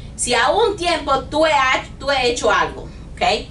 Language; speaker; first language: Spanish; non-native, learner; English